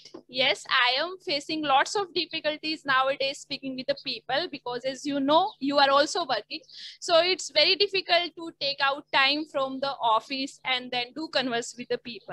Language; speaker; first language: English; non-native, learner; Hindi